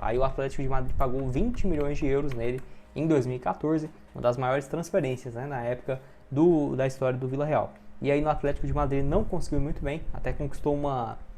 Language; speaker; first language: Portuguese; native; Portuguese